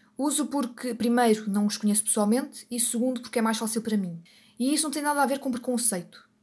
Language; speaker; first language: Portuguese; native; Portuguese